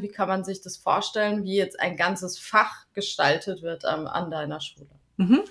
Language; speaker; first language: German; native; German